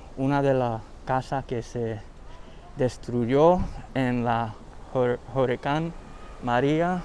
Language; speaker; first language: Spanish; early bilingual, heritage; English